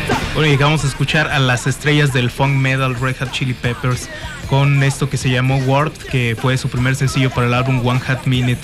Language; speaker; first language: Spanish; native; Spanish